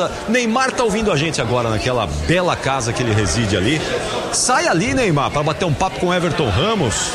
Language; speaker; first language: Portuguese; native; Portuguese